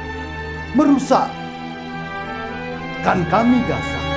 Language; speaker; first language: Indonesian; native; Indonesian